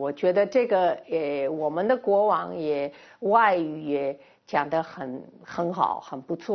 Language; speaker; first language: Chinese; non-native, fluent; Spanish